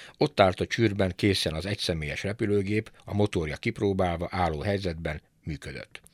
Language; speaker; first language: Hungarian; native; Hungarian